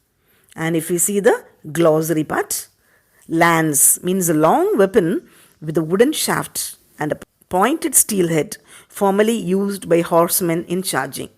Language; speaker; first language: English; non-native, local second language; Tamil